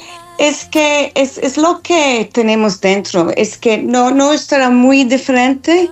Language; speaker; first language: Spanish; non-native, fluent; English